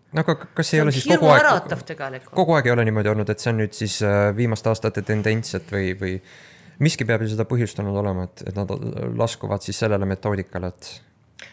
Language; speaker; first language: Estonian; native; Estonian